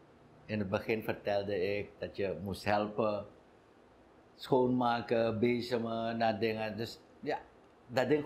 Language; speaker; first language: Dutch; non-native, local second language; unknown